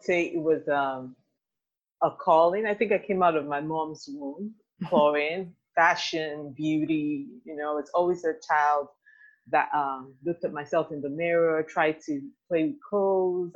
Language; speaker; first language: English; non-native, local second language; Igbo